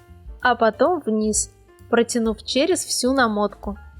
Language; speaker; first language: Russian; native; Russian